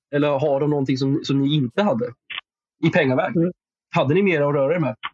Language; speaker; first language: Swedish; native; Swedish